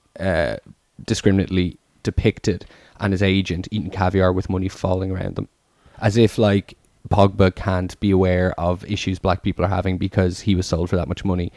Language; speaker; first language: English; native; English